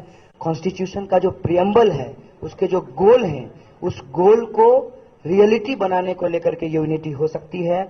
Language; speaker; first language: Hindi; native; Hindi